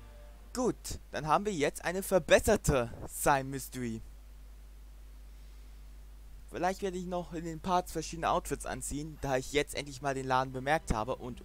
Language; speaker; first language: German; native; German